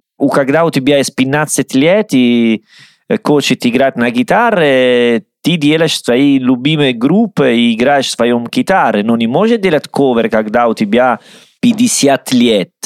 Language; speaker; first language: Russian; non-native, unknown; Italian